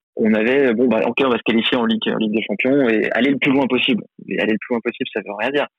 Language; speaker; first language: French; native; French